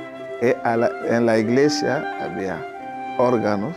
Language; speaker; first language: Spanish; non-native, learner; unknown